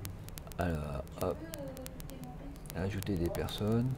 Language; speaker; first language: French; native; French